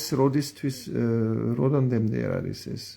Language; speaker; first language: Georgian; non-native, learner; German